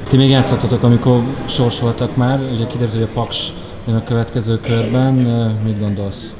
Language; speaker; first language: Hungarian; native; Hungarian